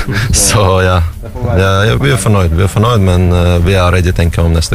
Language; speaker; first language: Norwegian; non-native, learner; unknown